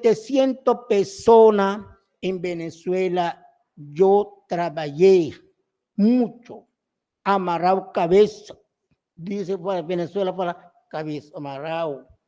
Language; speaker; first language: Spanish; non-native, local second language; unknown